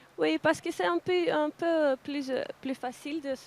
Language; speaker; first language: French; non-native, local second language; Portuguese